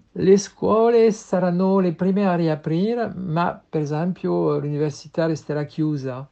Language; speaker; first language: Italian; non-native, fluent; French